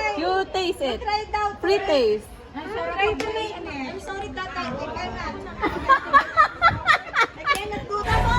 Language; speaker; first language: English; non-native, local second language; Filipino